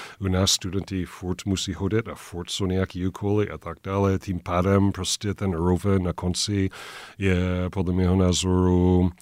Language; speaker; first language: Czech; non-native, fluent; English